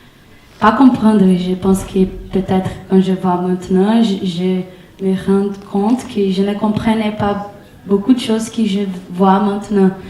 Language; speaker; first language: French; non-native, fluent; Portuguese